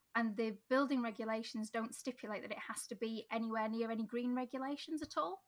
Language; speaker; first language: English; native; English